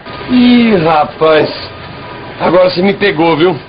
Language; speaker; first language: Portuguese; native; Portuguese